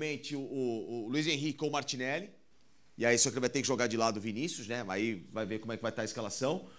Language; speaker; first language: Portuguese; native; Portuguese